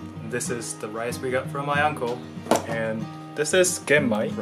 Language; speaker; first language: English; non-native, fluent; Japanese